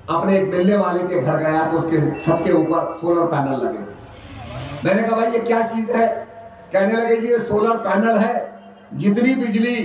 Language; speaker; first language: Hindi; native; Hindi